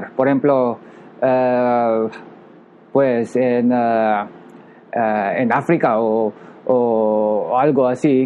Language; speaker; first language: Spanish; non-native, learner; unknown